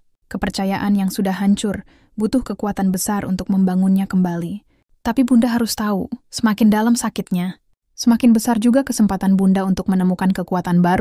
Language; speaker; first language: Indonesian; native; Indonesian